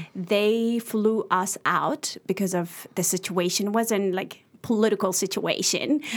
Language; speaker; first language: English; early bilingual, other home language; Arabic